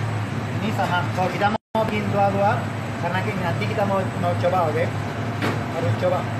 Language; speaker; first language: Indonesian; non-native, learner; Spanish